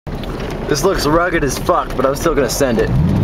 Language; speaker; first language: English; native; English